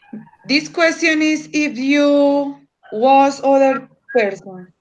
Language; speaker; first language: English; non-native, learner; Spanish